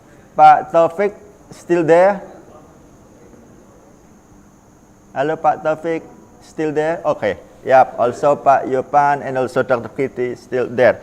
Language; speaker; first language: English; non-native, learner; Indonesian